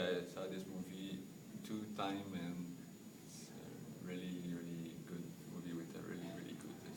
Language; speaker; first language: English; non-native, learner; French